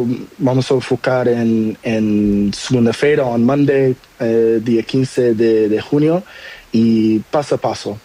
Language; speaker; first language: Spanish; non-native, learner; Portuguese